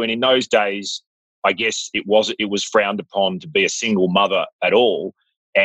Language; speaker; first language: English; native; English